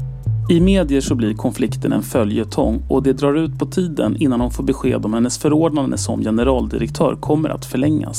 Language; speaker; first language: Swedish; native; Swedish